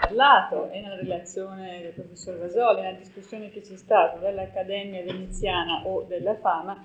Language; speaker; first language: Italian; native; Italian